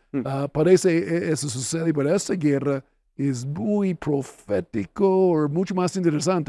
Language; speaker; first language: Spanish; non-native, fluent; English